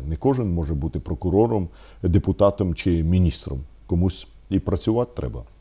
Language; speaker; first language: Ukrainian; native; Ukrainian